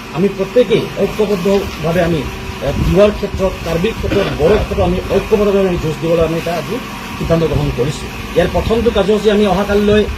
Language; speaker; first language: Assamese; non-native, local second language; Karbi